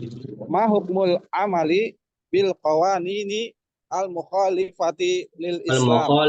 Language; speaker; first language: Arabic; non-native, learner; Indonesian